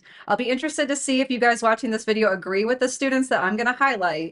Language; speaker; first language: English; native; English